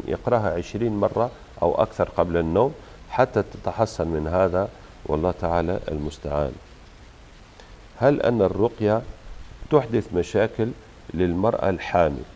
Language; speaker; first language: Arabic; native; Arabic